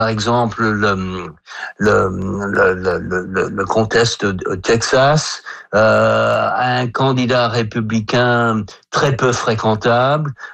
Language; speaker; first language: French; non-native, fluent; English